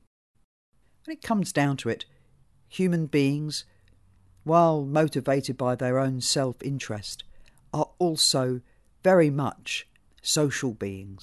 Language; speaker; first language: English; native; English